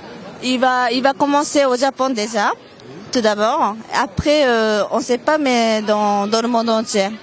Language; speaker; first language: French; non-native, fluent; Japanese